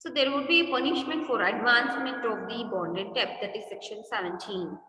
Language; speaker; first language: English; non-native, local second language; Kannada